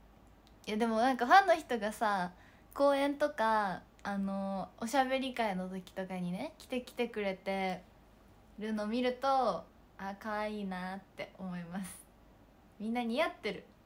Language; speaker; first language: Japanese; native; Japanese